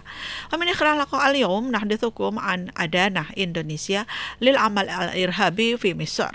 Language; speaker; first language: Arabic; non-native, fluent; Indonesian